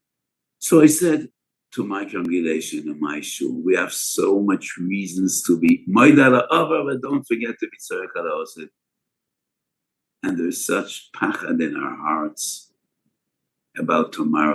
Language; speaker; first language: English; non-native, fluent; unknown